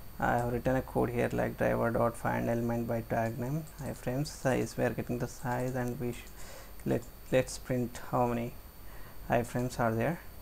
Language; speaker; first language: English; non-native, local second language; Telugu